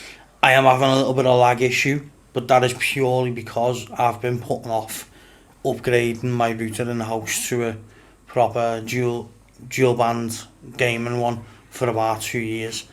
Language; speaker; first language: English; native; English